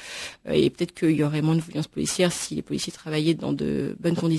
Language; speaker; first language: French; native; French